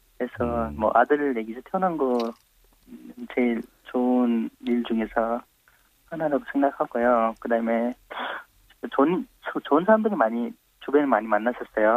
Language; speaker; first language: Korean; non-native, fluent; Nepali